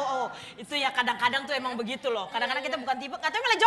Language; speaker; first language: Indonesian; native; Indonesian